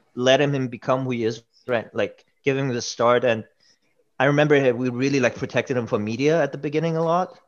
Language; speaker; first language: English; early bilingual, other home language; German